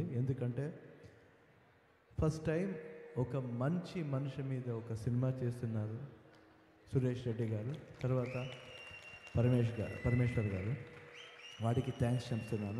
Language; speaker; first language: Telugu; non-native, learner; Kannada